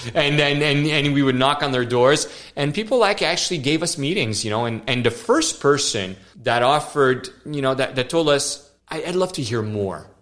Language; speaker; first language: English; non-native, fluent; French